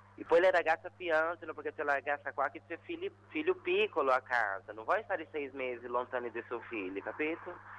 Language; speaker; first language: Italian; non-native, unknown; Portuguese